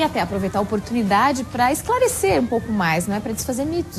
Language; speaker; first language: Portuguese; native; Portuguese